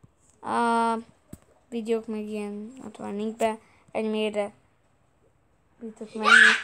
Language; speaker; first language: Hungarian; early bilingual, heritage; Hungarian